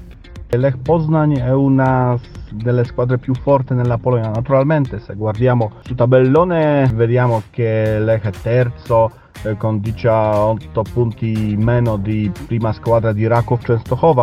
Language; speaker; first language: Italian; non-native, learner; Polish